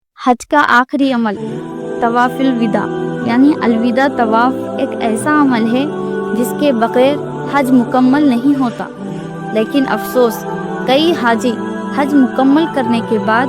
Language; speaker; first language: Urdu; native; Urdu